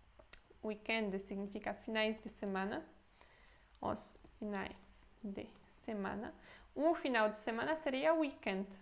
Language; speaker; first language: Portuguese; non-native, fluent; Polish